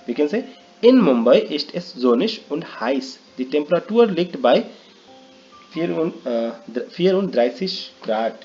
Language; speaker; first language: German; non-native, learner; Hindi